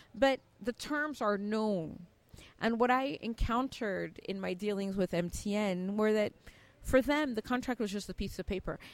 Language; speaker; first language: English; native; English